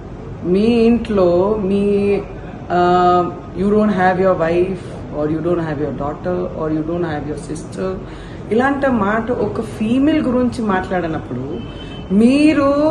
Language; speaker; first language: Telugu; non-native, fluent; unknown